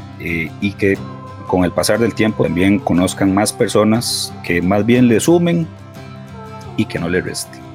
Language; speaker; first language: Spanish; native; Spanish